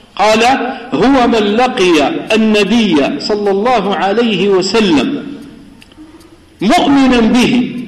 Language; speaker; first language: Arabic; non-native, local second language; Kabyle